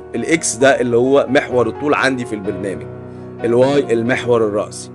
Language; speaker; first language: Arabic; native; Arabic